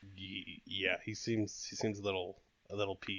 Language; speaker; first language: English; native; English